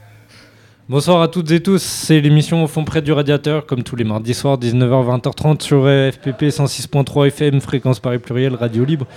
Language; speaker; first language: French; native; French